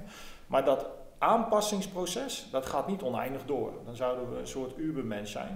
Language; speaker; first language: Dutch; native; Dutch